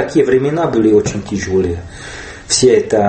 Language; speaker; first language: Russian; non-native, learner; Hungarian